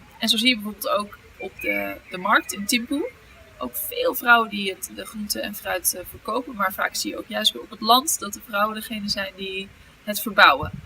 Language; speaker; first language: Dutch; native; Dutch